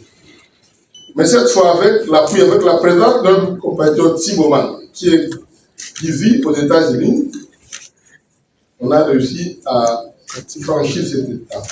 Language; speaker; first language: French; non-native, local second language; Lingala